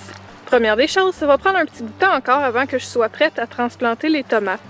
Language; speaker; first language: French; native; French